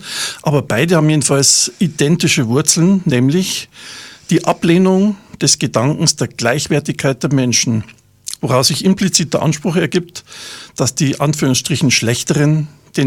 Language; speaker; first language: German; native; German